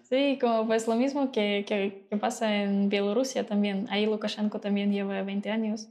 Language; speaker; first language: Spanish; non-native, fluent; Russian